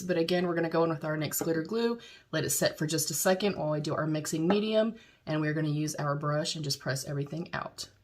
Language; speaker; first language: English; native; English